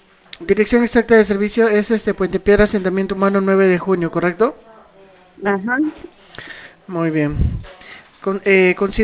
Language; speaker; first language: Spanish; native; Spanish